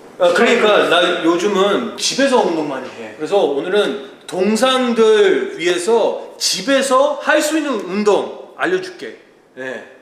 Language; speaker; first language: Korean; early bilingual, heritage; Korean